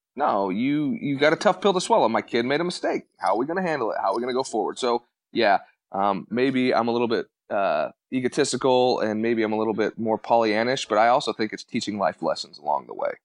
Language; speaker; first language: English; native; English